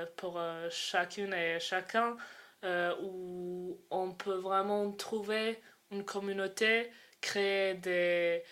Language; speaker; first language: French; non-native, fluent; Croatian